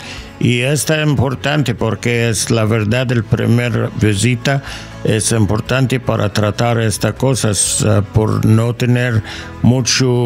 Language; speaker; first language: Spanish; non-native, learner; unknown